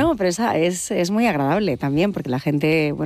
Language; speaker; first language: Spanish; native; Spanish